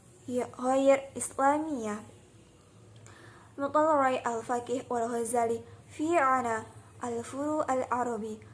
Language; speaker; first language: Arabic; non-native, learner; Indonesian